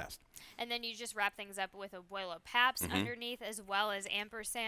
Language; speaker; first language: English; native; English